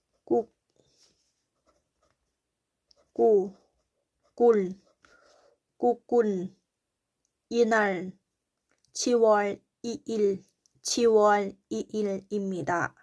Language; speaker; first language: Korean; non-native, learner; Thai